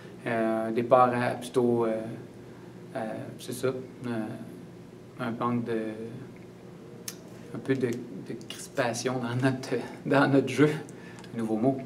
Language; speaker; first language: French; native; French